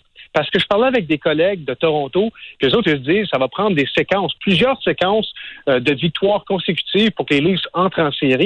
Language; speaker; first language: French; native; French